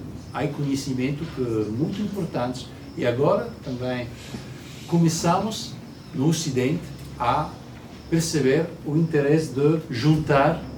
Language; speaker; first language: Portuguese; non-native, learner; Italian